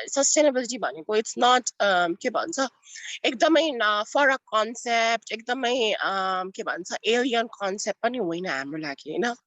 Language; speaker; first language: Nepali; non-native, local second language; Newari